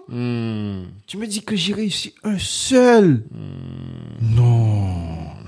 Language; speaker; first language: French; early bilingual, other home language; Haitian Creole